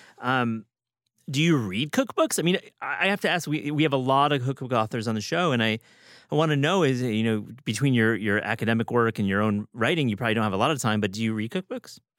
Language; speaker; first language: English; native; English